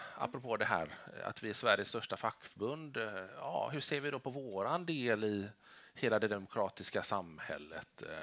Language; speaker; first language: Swedish; native; Swedish